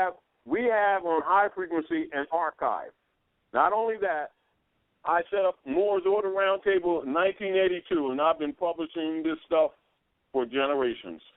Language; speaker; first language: English; native; English